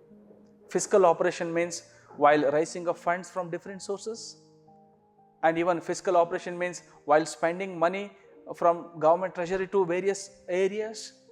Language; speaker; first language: English; non-native, local second language; Kannada